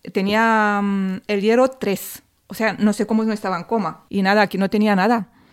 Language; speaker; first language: Spanish; non-native, fluent; Romanian